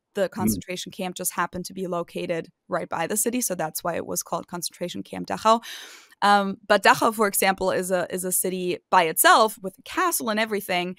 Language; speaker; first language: English; non-native, fluent; German